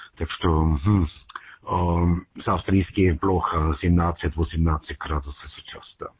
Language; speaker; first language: Russian; non-native, learner; German